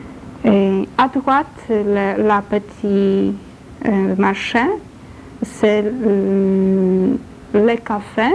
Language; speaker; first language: French; non-native, learner; Polish